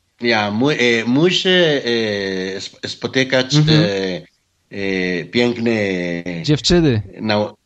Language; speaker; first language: Polish; non-native, learner; Spanish